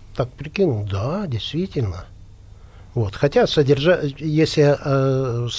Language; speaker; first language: Russian; native; Russian